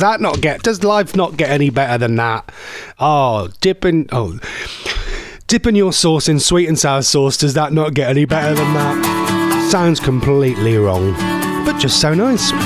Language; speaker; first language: English; native; English